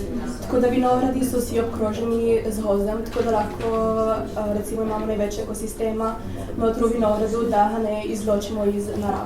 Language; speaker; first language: Slovenian; early bilingual, heritage; Italian